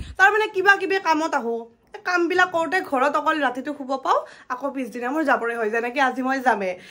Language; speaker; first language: Assamese; native; Assamese